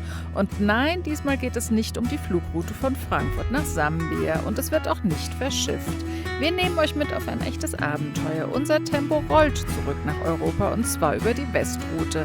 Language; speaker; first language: German; native; German